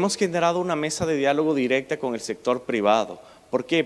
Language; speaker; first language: Spanish; native; Spanish